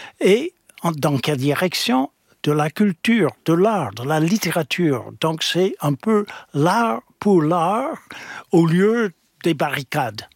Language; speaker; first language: French; non-native, fluent; English